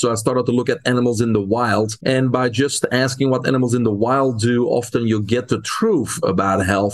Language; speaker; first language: English; non-native, fluent; Dutch